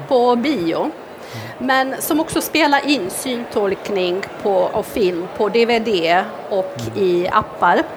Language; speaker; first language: Swedish; non-native, fluent; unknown